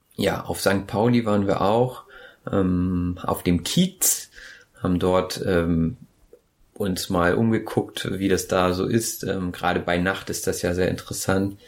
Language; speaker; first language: German; native; German